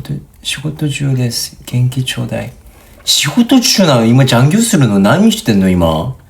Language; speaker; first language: Japanese; non-native, fluent; Korean